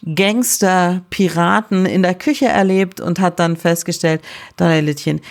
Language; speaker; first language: German; native; German